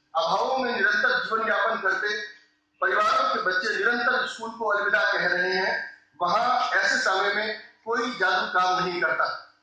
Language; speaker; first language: Hindi; non-native, local second language; Rajasthani